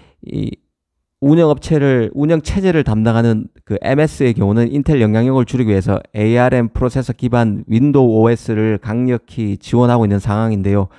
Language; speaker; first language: Korean; native; Korean